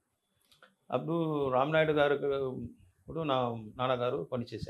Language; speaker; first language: Telugu; non-native, learner; Tamil